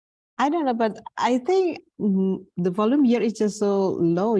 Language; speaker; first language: English; non-native, fluent; Indonesian